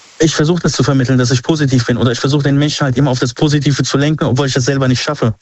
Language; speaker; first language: German; early bilingual, other home language; Arabic